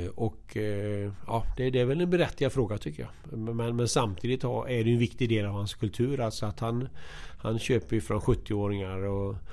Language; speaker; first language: Swedish; native; Swedish